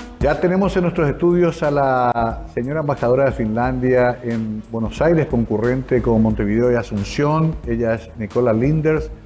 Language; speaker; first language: Spanish; native; Spanish